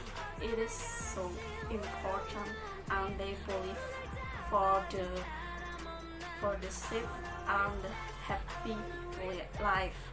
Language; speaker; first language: English; non-native, learner; Balinese